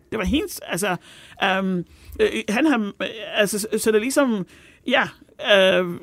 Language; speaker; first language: Danish; non-native, fluent; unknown